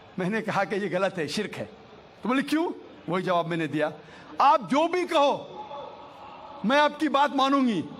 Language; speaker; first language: Hindi; non-native, local second language; Konkani